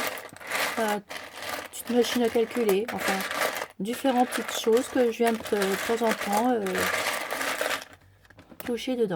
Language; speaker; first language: French; native; French